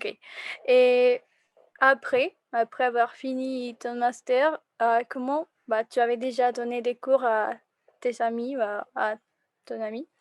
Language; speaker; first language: French; non-native, fluent; Spanish